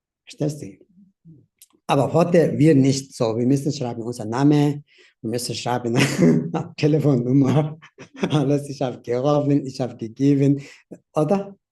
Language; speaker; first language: German; non-native, learner; Tibetan